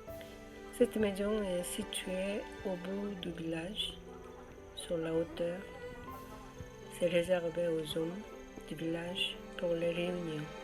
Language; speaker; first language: French; non-native, learner; Korean